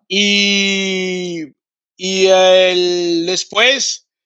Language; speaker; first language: Spanish; early bilingual, other home language; Fang